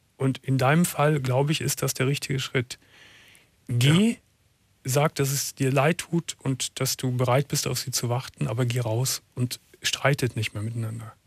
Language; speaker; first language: German; native; German